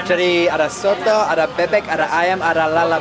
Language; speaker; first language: Indonesian; non-native, learner; English